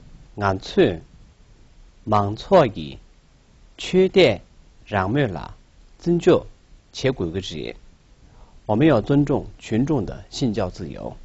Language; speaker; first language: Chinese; non-native, local second language; Tibetan